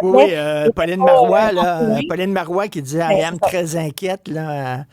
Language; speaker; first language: French; native; French